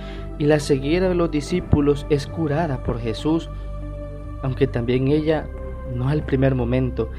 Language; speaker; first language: Spanish; native; Spanish